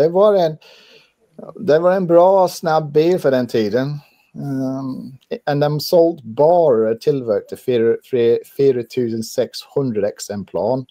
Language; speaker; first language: Swedish; non-native, fluent; English